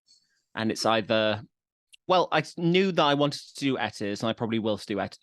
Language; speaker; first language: English; native; English